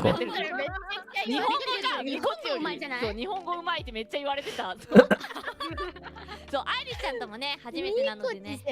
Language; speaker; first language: Japanese; native; Japanese